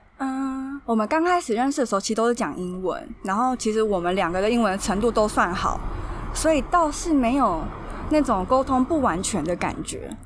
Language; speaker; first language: Chinese; native; Chinese